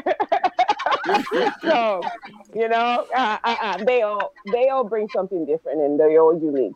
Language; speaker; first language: English; early bilingual, other home language; Spanish